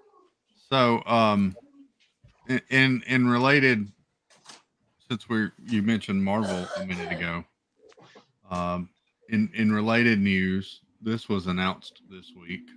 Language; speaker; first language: English; native; English